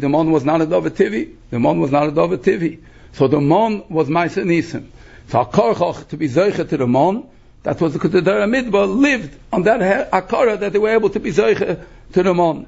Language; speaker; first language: English; native; English